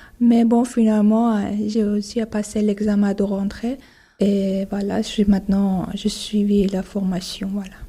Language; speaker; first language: French; non-native, learner; Persian